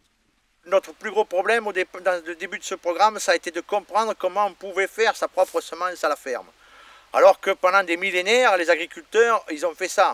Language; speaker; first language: French; native; French